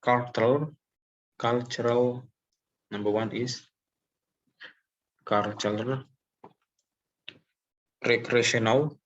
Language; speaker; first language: English; non-native, local second language; Indonesian